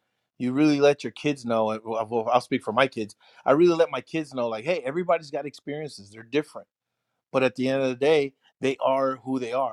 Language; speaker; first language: English; early bilingual, other home language; Spanish